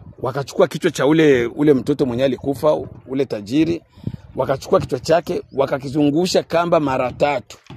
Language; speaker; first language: Swahili; native; Swahili